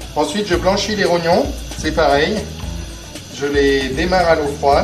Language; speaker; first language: French; native; French